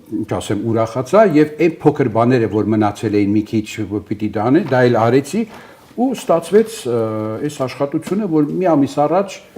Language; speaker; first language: Armenian; early bilingual, other home language; Italian